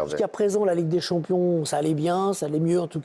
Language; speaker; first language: French; native; French